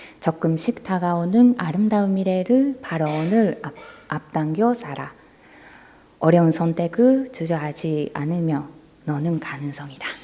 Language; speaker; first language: Korean; non-native, fluent; Japanese